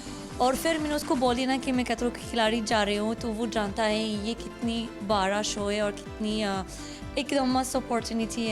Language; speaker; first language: Hindi; non-native, learner; Arabic